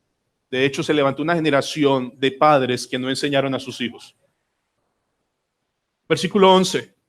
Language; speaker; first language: Spanish; native; Spanish